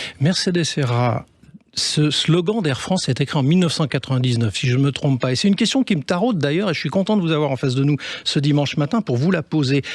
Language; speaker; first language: French; native; French